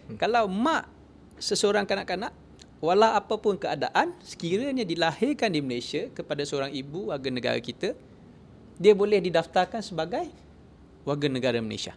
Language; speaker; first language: Malay; non-native, local second language; Chinese